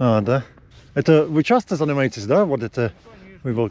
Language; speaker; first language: Russian; non-native, learner; English